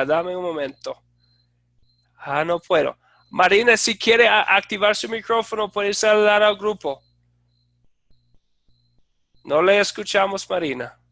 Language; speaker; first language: Spanish; non-native, fluent; English